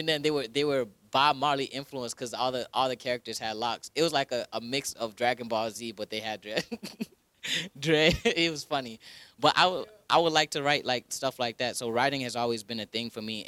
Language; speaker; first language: English; early bilingual, other home language; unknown